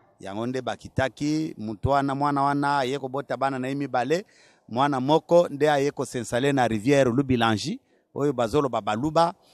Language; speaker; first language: Lingala; non-native, local second language; Luba-Lulua